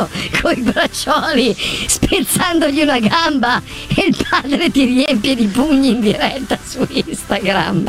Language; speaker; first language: Italian; native; Italian